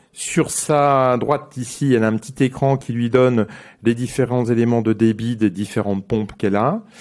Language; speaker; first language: French; native; French